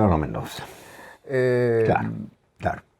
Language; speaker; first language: Spanish; native; Spanish